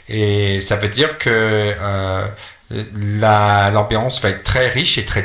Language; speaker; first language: French; non-native, fluent; English